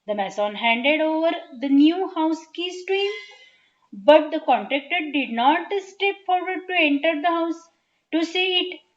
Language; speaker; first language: English; non-native, local second language; Marathi